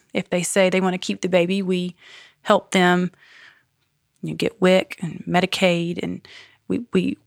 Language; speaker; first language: English; native; English